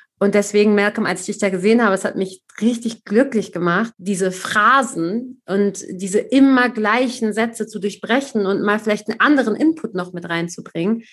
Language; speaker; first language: German; native; German